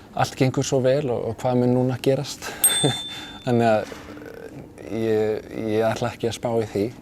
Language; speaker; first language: Icelandic; non-native, fluent; Danish